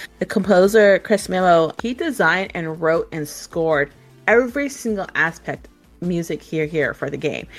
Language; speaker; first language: English; native; English